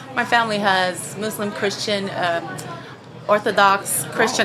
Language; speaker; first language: English; non-native, fluent; Bosnian